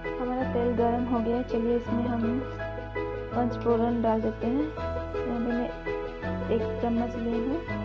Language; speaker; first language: Hindi; non-native, local second language; Odia